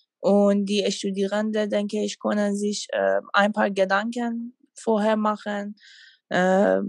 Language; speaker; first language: German; non-native, fluent; Persian